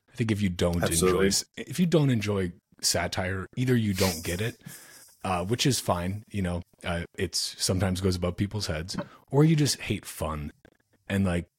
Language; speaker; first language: English; native; English